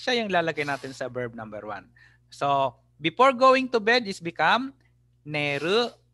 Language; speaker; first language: English; non-native, local second language; Filipino